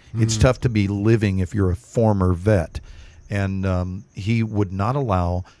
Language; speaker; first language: English; native; English